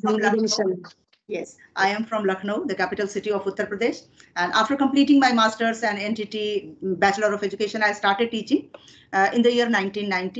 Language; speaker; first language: English; non-native, fluent; Hindi